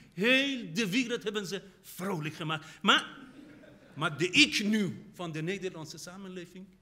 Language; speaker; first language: Dutch; non-native, fluent; Persian